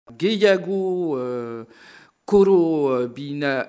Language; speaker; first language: Basque; non-native, local second language; French